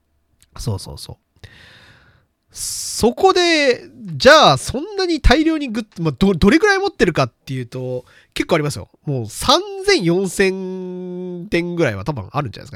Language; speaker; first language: Japanese; native; Japanese